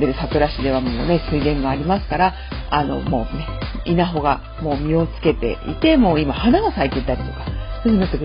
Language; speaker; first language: Japanese; native; Japanese